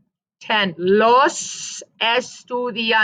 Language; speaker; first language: Spanish; non-native, fluent; English